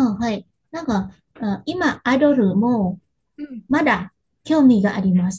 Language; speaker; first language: Japanese; non-native, learner; Vietnamese